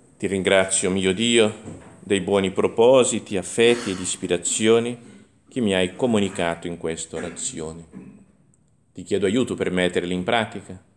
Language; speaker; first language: Italian; non-native, fluent; Portuguese